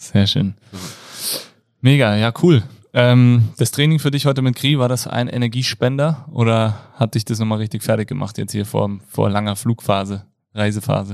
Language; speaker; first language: German; native; German